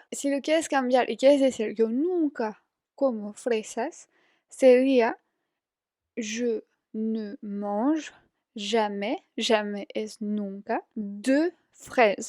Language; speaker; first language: Spanish; non-native, fluent; French